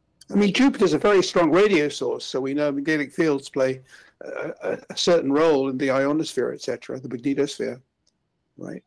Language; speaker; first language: English; native; English